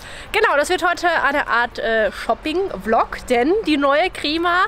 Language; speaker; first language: German; native; German